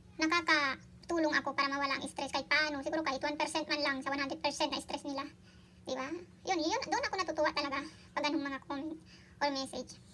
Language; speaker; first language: Filipino; native; Filipino